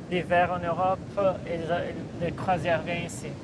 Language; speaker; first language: French; non-native, fluent; Portuguese